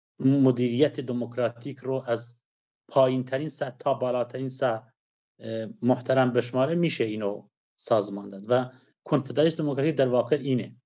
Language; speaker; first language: Persian; non-native, local second language; Kurdish